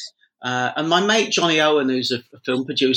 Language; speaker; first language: English; native; English